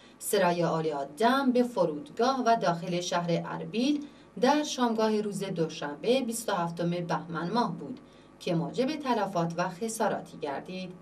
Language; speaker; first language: Persian; non-native, local second language; Central Kurdish